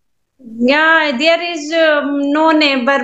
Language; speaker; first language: English; non-native, learner; Hindi